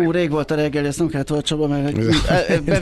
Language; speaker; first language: Hungarian; native; Hungarian